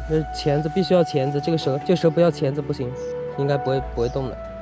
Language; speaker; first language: Chinese; native; Chinese